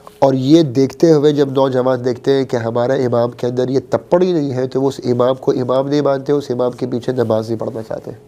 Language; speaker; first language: Urdu; early bilingual, heritage; Urdu